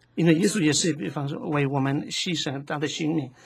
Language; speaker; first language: Chinese; non-native, fluent; Polish